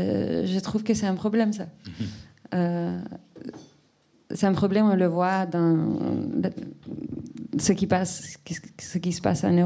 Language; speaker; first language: French; non-native, fluent; Spanish